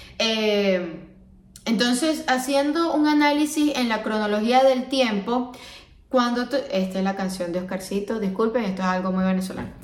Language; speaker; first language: Spanish; native; Spanish